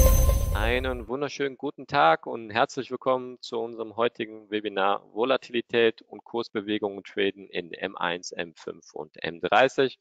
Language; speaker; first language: German; native; German